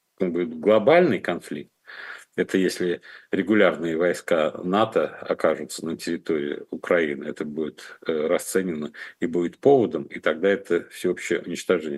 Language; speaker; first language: Russian; native; Russian